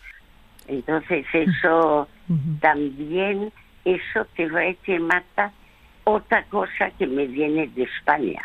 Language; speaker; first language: Spanish; non-native, fluent; French